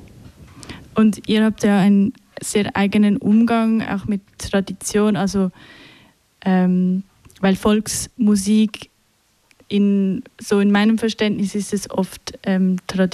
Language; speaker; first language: German; native; German